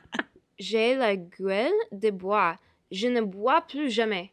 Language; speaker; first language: French; non-native, learner; English